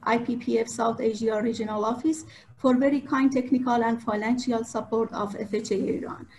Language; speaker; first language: English; non-native, fluent; Persian